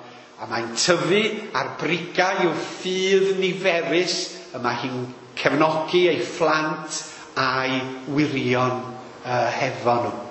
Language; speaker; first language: Welsh; native; Welsh